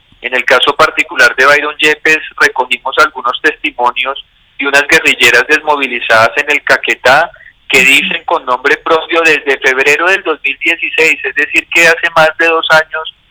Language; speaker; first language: Spanish; native; Spanish